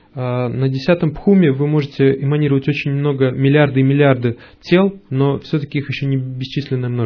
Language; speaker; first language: Russian; native; Russian